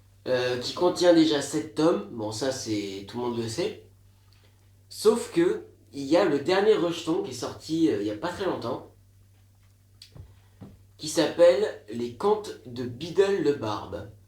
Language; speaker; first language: French; native; French